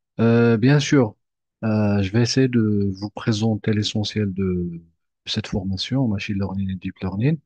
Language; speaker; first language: French; non-native, local second language; Arabic